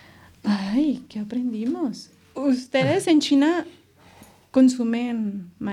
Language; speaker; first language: Spanish; native; Spanish